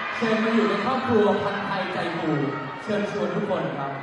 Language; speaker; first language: Thai; native; Thai